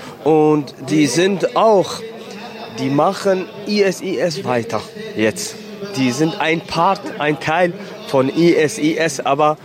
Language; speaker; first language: German; non-native, learner; Kurdish